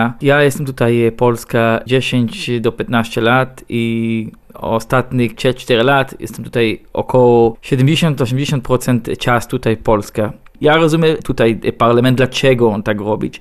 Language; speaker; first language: Polish; non-native, learner; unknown